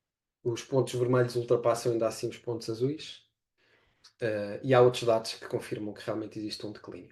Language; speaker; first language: Portuguese; native; Portuguese